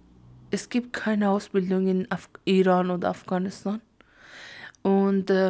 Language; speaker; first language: German; non-native, learner; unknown